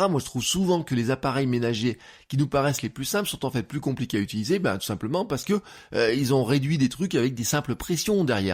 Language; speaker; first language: French; native; French